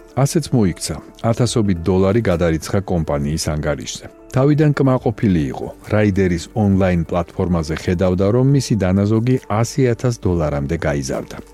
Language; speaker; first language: Georgian; native; Georgian